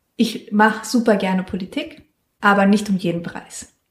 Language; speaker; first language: German; non-native, fluent; Spanish